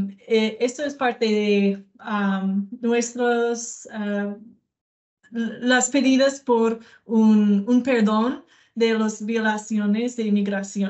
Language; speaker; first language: Spanish; non-native, fluent; English